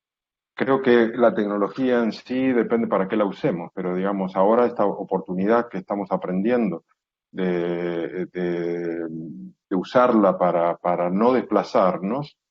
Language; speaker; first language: Spanish; native; Spanish